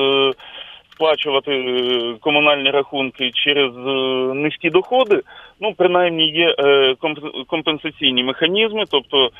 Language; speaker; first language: Ukrainian; native; Ukrainian